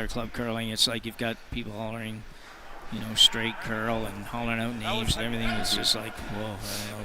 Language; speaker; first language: English; native; English